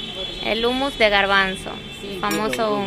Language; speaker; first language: Spanish; native; Spanish